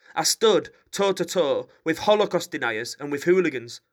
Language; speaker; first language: English; native; English